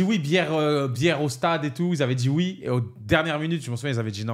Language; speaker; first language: French; native; French